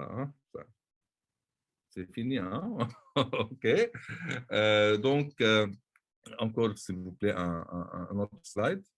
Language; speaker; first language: French; non-native, local second language; Arabic